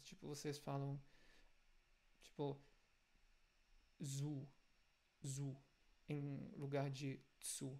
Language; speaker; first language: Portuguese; non-native, fluent; German